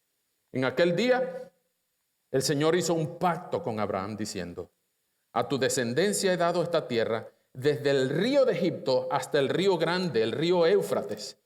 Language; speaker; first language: Spanish; native; Spanish